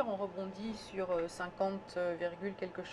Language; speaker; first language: French; native; French